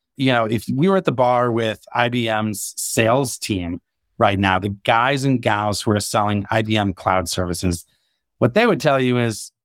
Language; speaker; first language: English; native; English